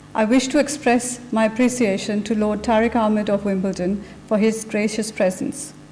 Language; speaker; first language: English; non-native, local second language; Sinhala